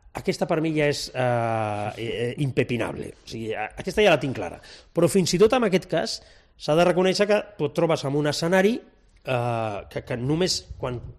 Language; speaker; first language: Catalan; non-native, local second language; Spanish